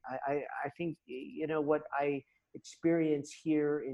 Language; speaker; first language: English; native; English